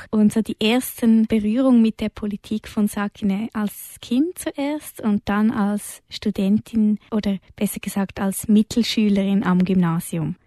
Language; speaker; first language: German; native; German